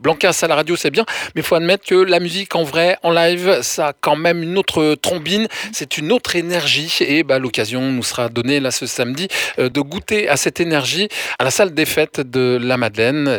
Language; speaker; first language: French; native; French